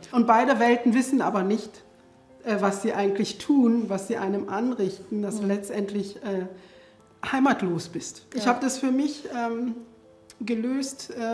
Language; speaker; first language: German; early bilingual, other home language; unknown